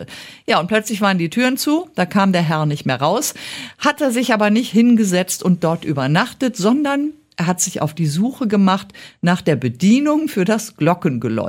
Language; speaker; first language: German; native; German